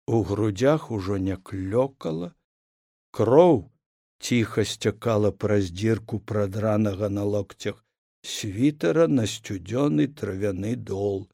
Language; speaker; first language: Belarusian; native; Belarusian